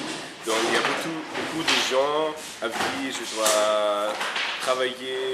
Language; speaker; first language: French; non-native, fluent; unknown